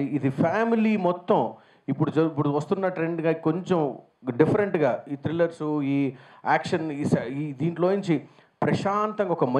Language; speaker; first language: Telugu; native; Telugu